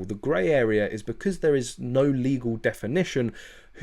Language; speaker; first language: English; native; English